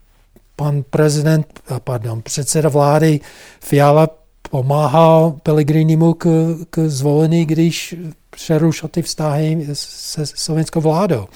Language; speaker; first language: Czech; non-native, fluent; English